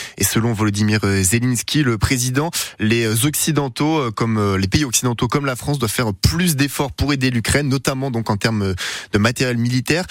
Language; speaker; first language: French; native; French